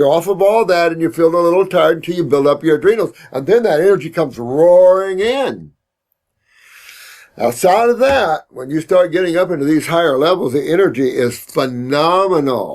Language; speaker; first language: English; native; English